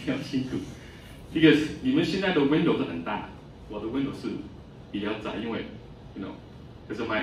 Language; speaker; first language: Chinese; non-native, fluent; English